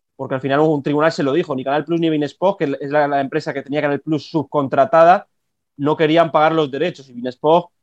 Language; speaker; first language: Spanish; native; Spanish